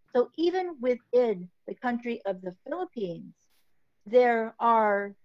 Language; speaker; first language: English; early bilingual, other home language; Filipino